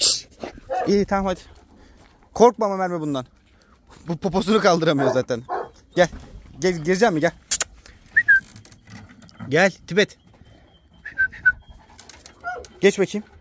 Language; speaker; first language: Turkish; native; Turkish